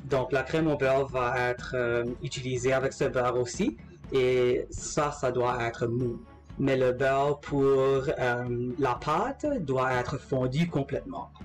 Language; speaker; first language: French; non-native, local second language; English